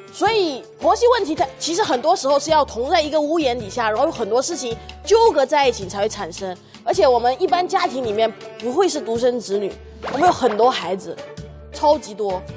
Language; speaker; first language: Chinese; native; Chinese